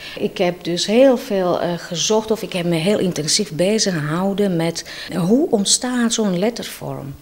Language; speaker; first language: Dutch; non-native, fluent; Greek